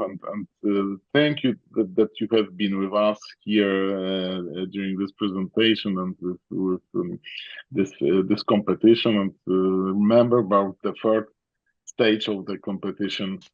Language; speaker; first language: English; non-native, fluent; Polish